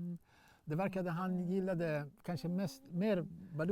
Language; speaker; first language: Swedish; non-native, fluent; Baluchi